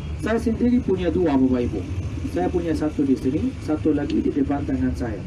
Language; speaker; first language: Indonesian; non-native, fluent; Arabic